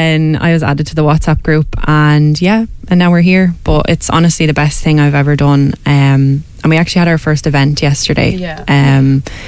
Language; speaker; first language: English; native; English